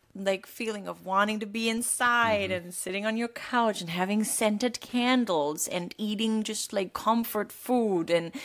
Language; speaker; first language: English; non-native, fluent; German